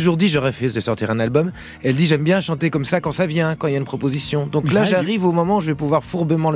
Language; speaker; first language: French; native; French